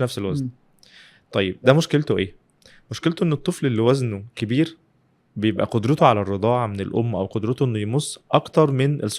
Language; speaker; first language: Arabic; native; Arabic